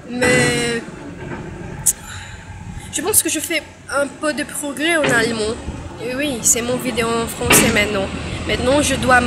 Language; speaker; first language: French; non-native, learner; Portuguese